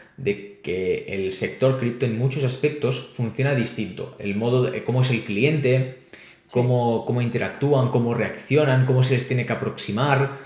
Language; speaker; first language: Spanish; native; Spanish